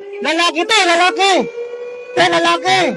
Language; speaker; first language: Filipino; non-native, local second language; Cebuano